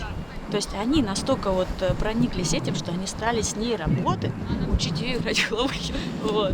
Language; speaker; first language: Russian; native; Russian